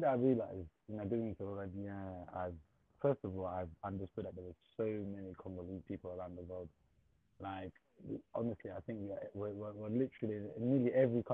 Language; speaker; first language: English; native; English